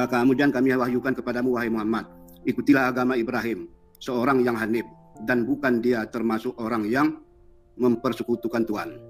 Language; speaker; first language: Indonesian; native; Indonesian